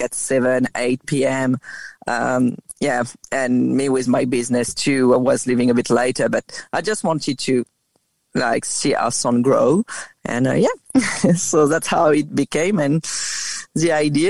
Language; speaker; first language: English; non-native, fluent; French